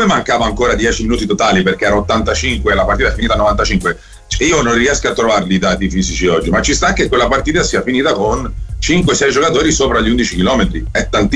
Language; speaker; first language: Italian; native; Italian